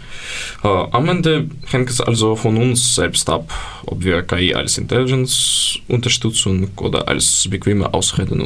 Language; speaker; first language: German; non-native, fluent; Ukrainian